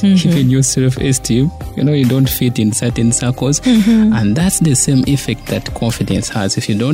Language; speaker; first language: English; non-native, local second language; Ganda